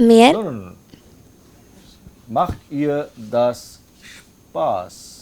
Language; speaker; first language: German; non-native, fluent; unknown